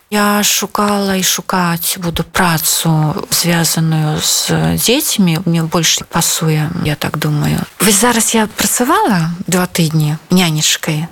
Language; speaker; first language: Belarusian; non-native, local second language; Russian